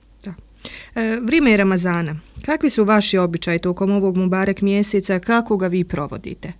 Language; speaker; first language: Croatian; native; Croatian